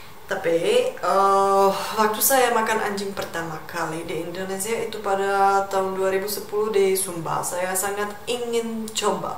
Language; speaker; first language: Indonesian; non-native, fluent; Czech